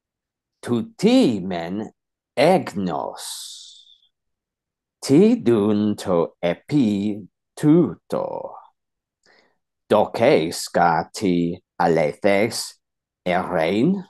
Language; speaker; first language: Greek; non-native, fluent; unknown